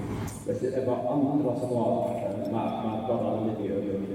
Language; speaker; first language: Welsh; native; Welsh